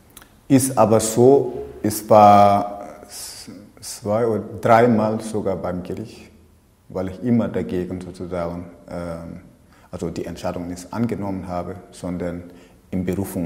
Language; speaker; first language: German; non-native, fluent; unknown